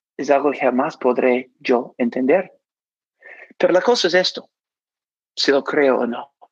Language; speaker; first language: Spanish; non-native, fluent; English